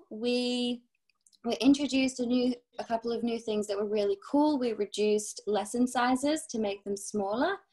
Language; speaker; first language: English; native; English